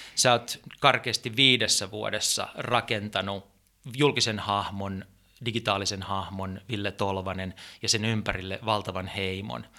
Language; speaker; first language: Finnish; native; Finnish